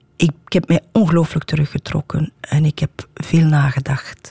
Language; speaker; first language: Dutch; native; Dutch